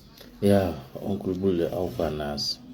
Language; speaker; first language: German; non-native, learner; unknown